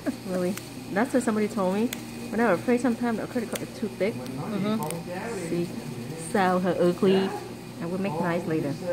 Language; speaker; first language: English; non-native, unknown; Vietnamese